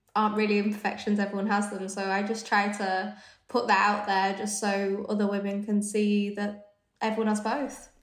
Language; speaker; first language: English; native; English